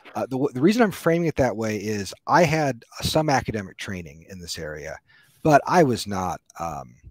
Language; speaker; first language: English; native; English